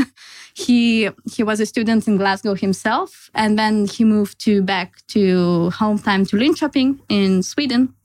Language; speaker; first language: English; non-native, fluent; Lithuanian